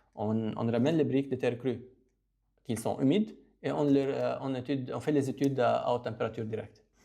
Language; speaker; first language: French; non-native, local second language; Arabic